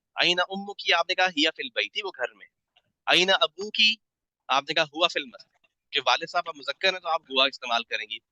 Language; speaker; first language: Urdu; native; Urdu